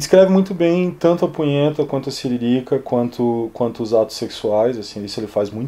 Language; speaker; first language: Portuguese; native; Portuguese